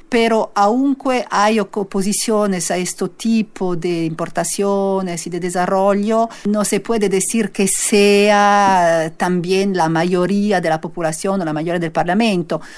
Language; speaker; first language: Spanish; non-native, fluent; Italian